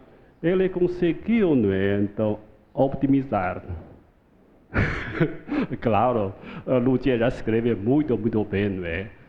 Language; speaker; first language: Portuguese; non-native, fluent; Chinese